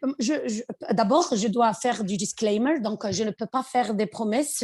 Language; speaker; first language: French; non-native, local second language; Arabic